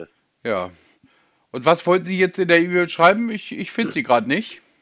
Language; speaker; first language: German; native; German